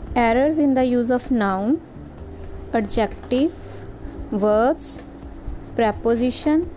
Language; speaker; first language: English; non-native, local second language; Punjabi